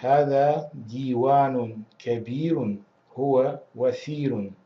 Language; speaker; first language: Arabic; non-native, fluent; Russian